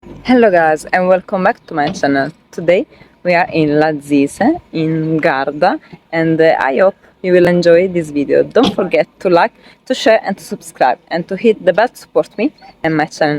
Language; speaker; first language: English; non-native, fluent; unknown